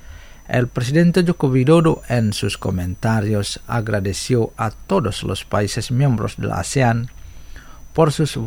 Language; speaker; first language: Spanish; non-native, fluent; Indonesian